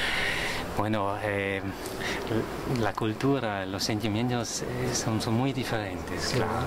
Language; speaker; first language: Spanish; non-native, learner; German